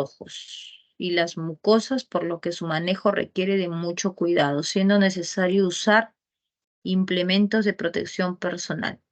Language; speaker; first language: Spanish; native; Spanish